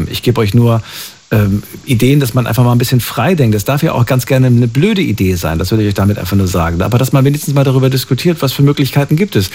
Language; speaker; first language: German; native; German